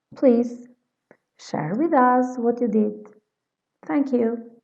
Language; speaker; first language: English; non-native, fluent; Albanian